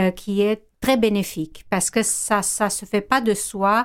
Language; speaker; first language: French; non-native, fluent; Romanian